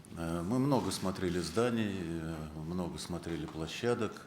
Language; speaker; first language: Russian; native; Russian